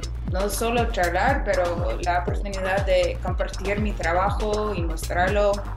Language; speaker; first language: Spanish; non-native, fluent; English